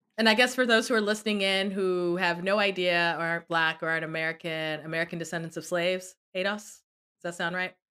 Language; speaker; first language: English; early bilingual, other home language; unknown